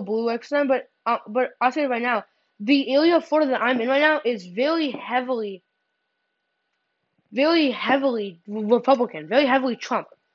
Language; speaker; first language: English; native; English